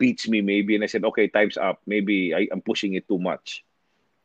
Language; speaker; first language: English; non-native, local second language; Hiligaynon